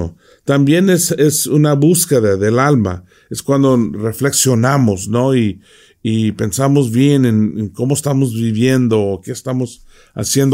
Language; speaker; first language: Spanish; non-native, fluent; English